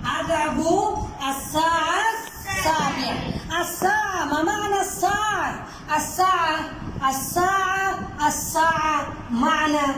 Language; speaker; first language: Arabic; non-native, fluent; Bangla